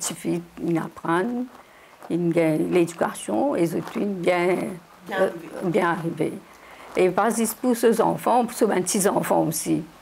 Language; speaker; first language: French; non-native, learner; Morisyen